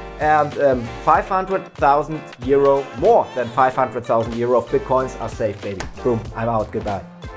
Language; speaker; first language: English; non-native, fluent; German